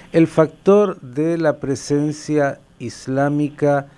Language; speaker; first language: Spanish; native; Spanish